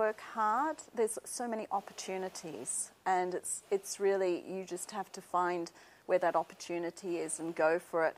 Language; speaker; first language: English; native; English